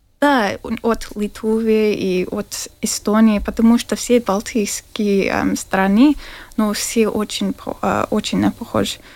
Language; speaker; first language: Russian; non-native, learner; English